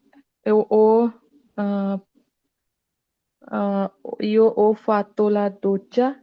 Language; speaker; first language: Italian; non-native, learner; Punjabi